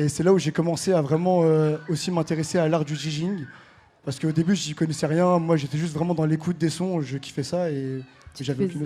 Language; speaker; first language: French; native; French